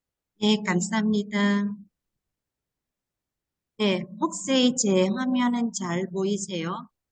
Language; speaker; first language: Korean; non-native, fluent; Vietnamese